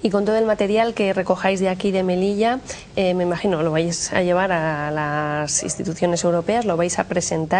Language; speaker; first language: Spanish; native; Spanish